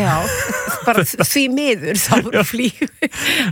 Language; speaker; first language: Icelandic; native; Icelandic